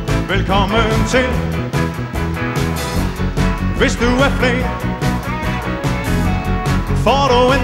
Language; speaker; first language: Danish; native; Danish